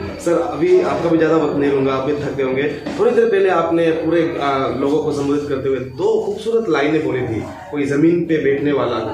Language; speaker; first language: Hindi; non-native, local second language; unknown